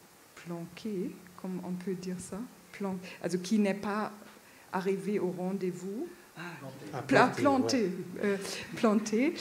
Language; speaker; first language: French; non-native, fluent; German